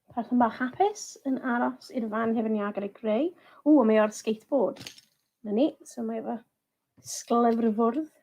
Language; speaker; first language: Welsh; native; Welsh